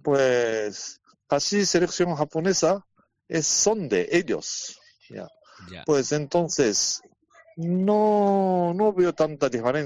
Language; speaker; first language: Spanish; non-native, learner; Japanese